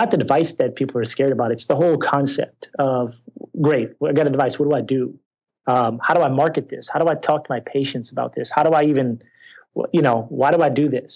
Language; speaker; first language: English; native; English